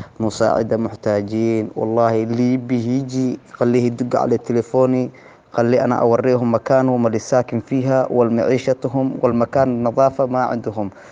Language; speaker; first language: Arabic; non-native, local second language; Somali